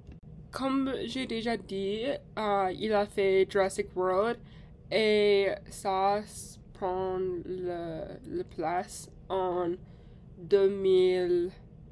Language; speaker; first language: French; non-native, learner; English